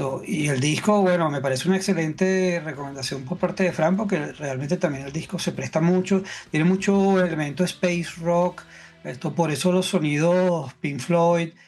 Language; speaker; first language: Spanish; native; Spanish